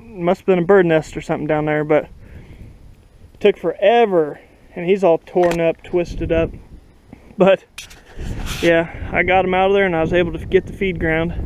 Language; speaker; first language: English; native; English